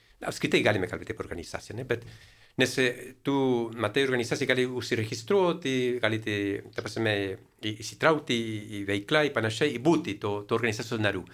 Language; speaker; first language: Lithuanian; non-native, fluent; Spanish